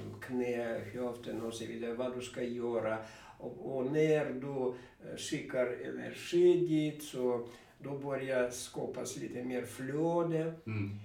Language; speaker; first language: Swedish; non-native, fluent; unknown